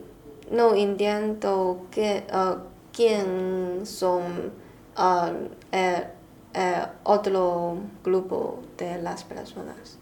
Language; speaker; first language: Spanish; non-native, learner; Chinese